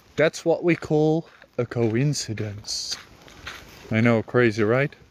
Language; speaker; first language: English; non-native, fluent; Dutch